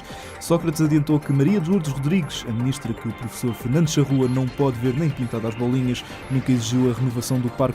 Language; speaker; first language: Portuguese; native; Portuguese